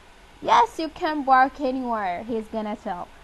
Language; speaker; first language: English; non-native, learner; Arabic